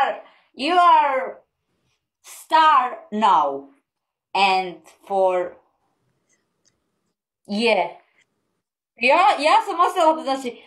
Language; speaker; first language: English; non-native, learner; Croatian